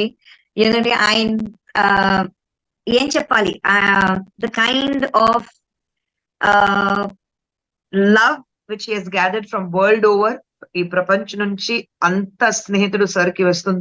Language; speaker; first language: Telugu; non-native, fluent; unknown